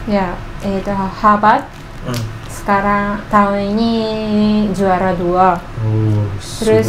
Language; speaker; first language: Indonesian; non-native, learner; Japanese